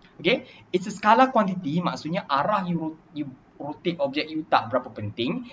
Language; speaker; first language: English; non-native, local second language; Malay